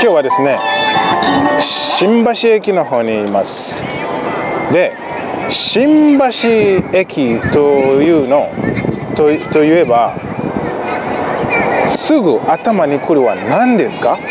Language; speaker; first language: Japanese; non-native, learner; Swahili